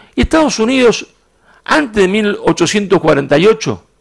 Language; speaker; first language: Spanish; native; Spanish